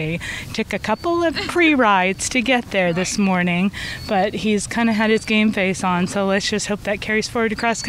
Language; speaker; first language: English; native; English